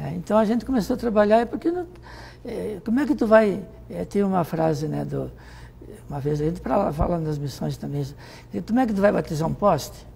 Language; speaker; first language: Portuguese; native; Portuguese